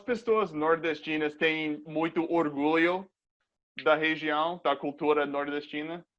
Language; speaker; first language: Portuguese; non-native, fluent; English